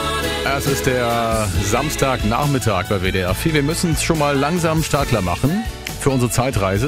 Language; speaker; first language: German; native; German